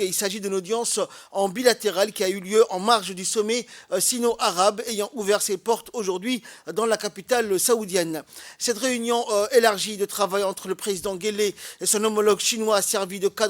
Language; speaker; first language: French; native; French